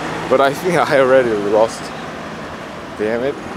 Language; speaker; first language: English; non-native, fluent; Korean